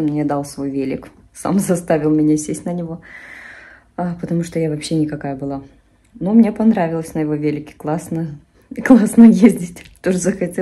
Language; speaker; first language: Russian; native; Russian